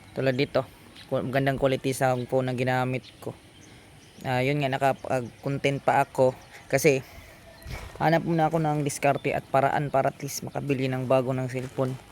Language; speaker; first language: Filipino; non-native, local second language; Cebuano